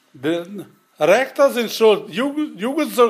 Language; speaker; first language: Dutch; non-native, learner; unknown